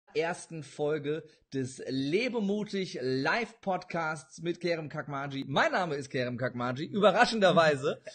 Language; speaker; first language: German; early bilingual, other home language; Turkish